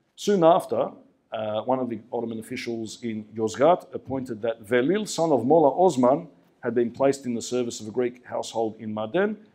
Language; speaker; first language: English; early bilingual, other home language; Greek